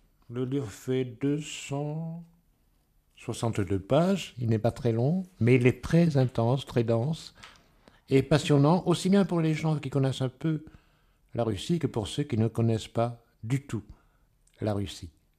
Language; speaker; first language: French; native; French